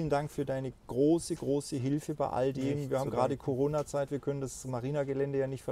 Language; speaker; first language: German; native; German